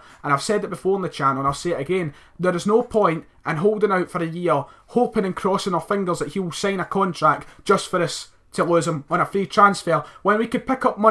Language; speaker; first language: English; native; English